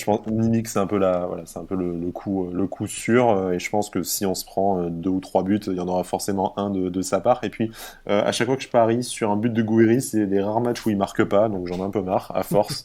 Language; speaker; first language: French; native; French